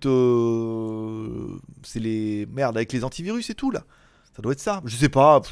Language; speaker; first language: French; native; French